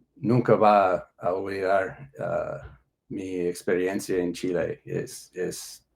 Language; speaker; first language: Spanish; non-native, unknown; English